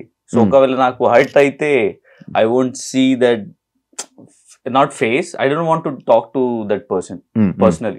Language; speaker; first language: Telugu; non-native, learner; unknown